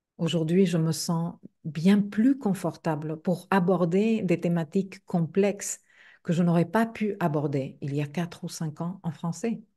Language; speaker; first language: French; non-native, fluent; Spanish